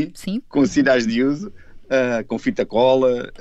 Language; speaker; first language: Portuguese; native; Portuguese